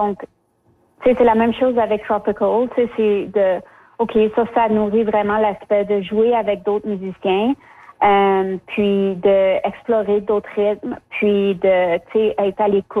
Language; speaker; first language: French; early bilingual, other home language; Spanish